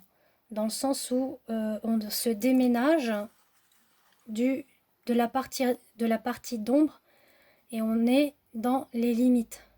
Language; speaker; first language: French; native; French